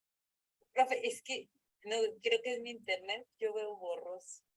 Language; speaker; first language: Spanish; native; Spanish